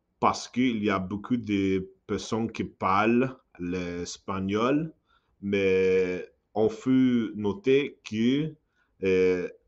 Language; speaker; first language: French; non-native, learner; English